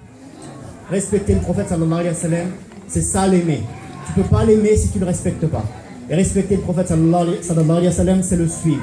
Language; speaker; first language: French; native; French